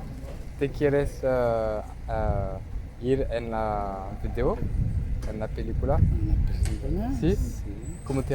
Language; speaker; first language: Spanish; non-native, learner; French